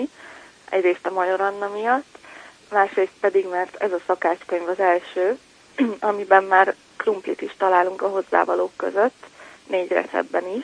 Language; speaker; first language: Hungarian; native; Hungarian